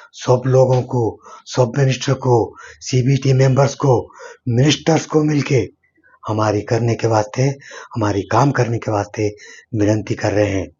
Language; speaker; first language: Hindi; non-native, local second language; Kannada